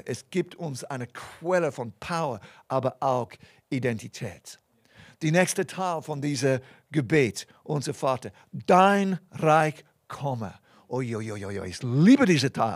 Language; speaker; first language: German; non-native, fluent; English